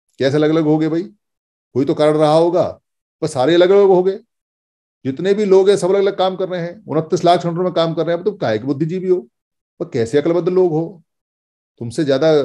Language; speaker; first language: Hindi; native; Hindi